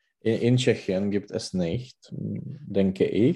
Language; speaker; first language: German; non-native, learner; Czech